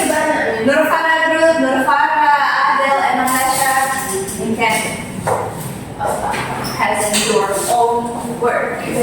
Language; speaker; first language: English; non-native, fluent; Indonesian